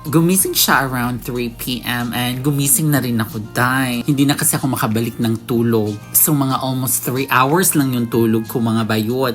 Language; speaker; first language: Filipino; non-native, local second language; Cebuano